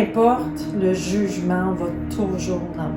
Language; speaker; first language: French; native; French